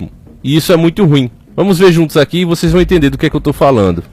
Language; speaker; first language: Portuguese; native; Portuguese